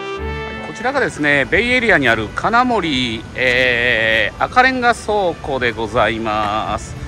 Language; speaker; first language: Japanese; native; Japanese